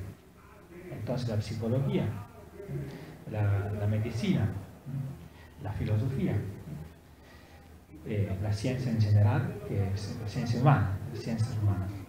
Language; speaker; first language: Spanish; non-native, learner; Italian